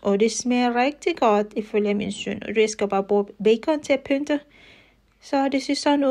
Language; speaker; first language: Danish; non-native, fluent; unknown